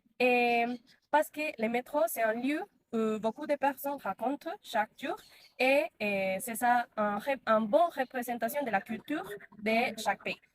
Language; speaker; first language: French; non-native, learner; Spanish